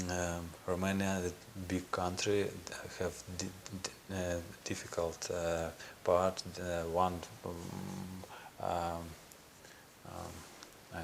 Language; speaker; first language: English; non-native, learner; Ukrainian